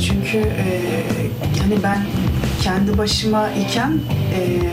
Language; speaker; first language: Turkish; early bilingual, heritage; Turkish